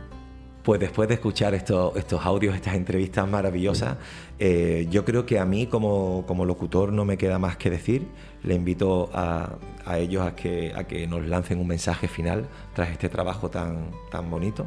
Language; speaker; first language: Spanish; native; Spanish